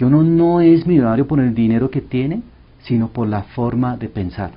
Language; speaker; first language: Spanish; early bilingual, other home language; Korean